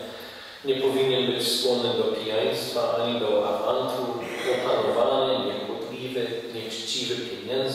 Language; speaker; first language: Polish; non-native, fluent; English